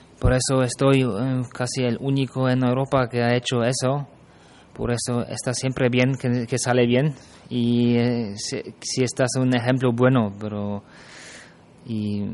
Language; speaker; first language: Spanish; non-native, fluent; German